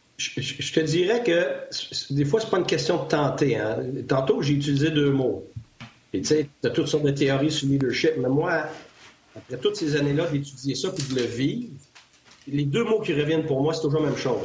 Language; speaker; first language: French; native; French